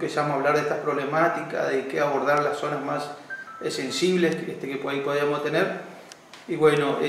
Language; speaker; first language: Spanish; native; Spanish